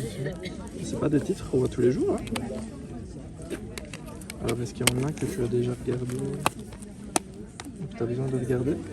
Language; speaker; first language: French; native; French